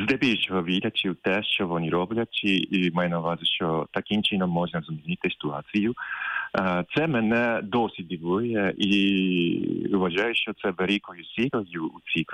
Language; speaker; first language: Ukrainian; non-native, fluent; Japanese